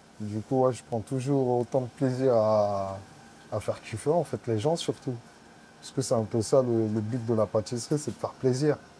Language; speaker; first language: French; native; French